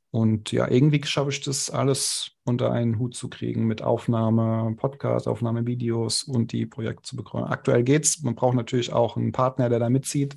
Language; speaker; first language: German; non-native, local second language; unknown